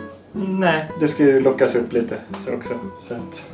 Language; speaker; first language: Swedish; native; Swedish